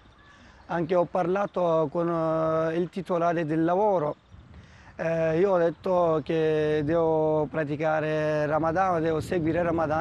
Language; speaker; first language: Italian; non-native, learner; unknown